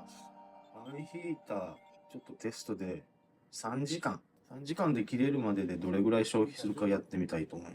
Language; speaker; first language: Japanese; native; Japanese